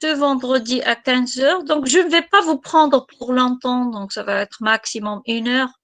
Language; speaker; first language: French; non-native, local second language; Arabic